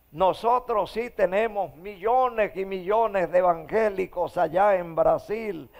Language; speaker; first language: Spanish; native; Spanish